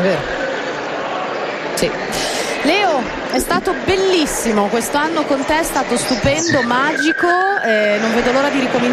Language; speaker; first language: Italian; native; Italian